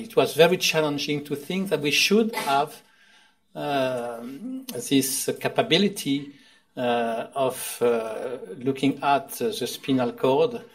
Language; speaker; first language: English; non-native, fluent; French